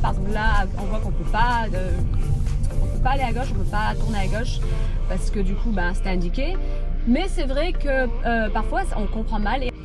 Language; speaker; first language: French; native; French